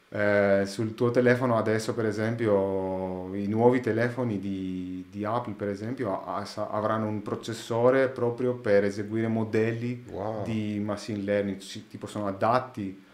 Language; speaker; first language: Italian; non-native, learner; Greek